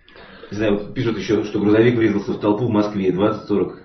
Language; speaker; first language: Russian; native; Russian